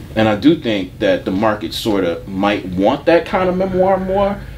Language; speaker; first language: English; native; English